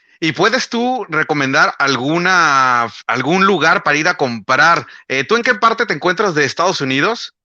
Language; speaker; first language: Spanish; native; Spanish